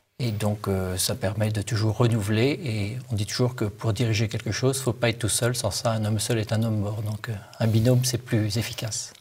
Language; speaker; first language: French; native; French